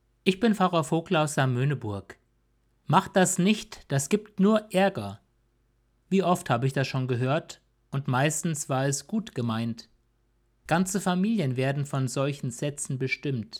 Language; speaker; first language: German; native; German